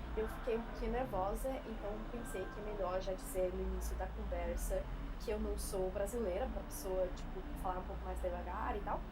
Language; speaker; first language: Portuguese; non-native, fluent; Swiss German